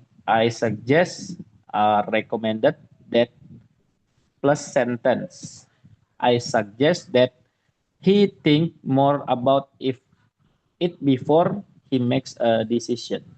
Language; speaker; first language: English; non-native, learner; Indonesian